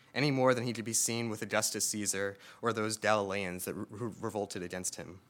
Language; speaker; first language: English; native; English